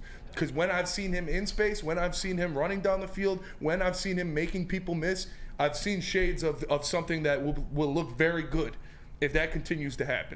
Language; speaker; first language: English; native; English